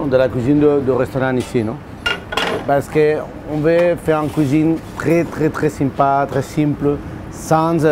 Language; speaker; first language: French; non-native, fluent; Spanish